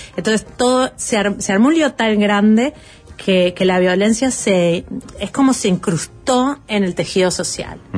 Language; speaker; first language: Spanish; native; Spanish